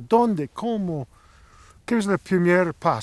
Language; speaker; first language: Spanish; non-native, learner; English